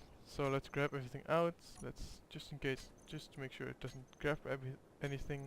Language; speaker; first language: English; non-native, fluent; Dutch